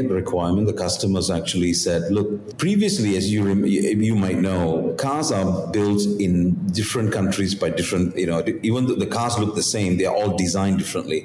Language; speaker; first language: English; non-native, local second language; Tamil